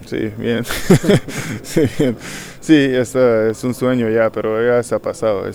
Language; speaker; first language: Spanish; non-native, learner; Hungarian